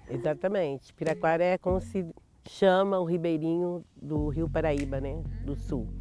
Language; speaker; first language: Portuguese; native; Portuguese